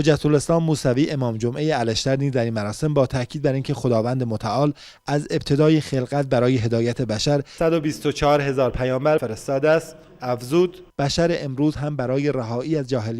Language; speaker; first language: Persian; native; Persian